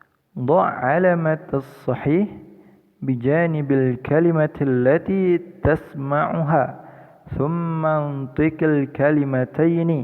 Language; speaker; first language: Arabic; non-native, fluent; Indonesian